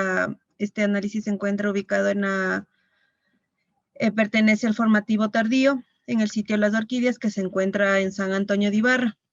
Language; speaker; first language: Spanish; native; Spanish